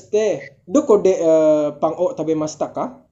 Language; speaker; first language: Japanese; non-native, learner; Indonesian